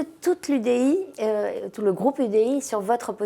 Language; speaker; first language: French; native; French